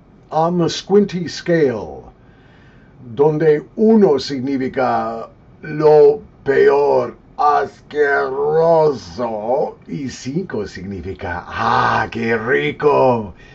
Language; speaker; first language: Spanish; non-native, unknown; English